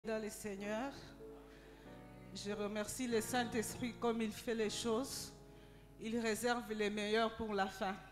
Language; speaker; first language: French; non-native, local second language; Lingala